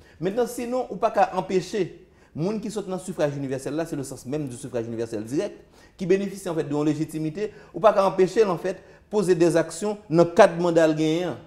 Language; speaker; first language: French; non-native, local second language; Haitian Creole